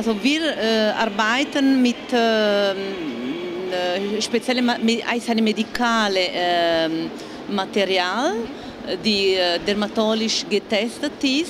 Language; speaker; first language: German; non-native, fluent; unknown